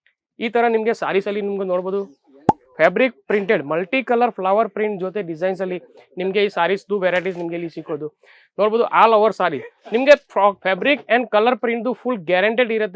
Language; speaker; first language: Kannada; non-native, local second language; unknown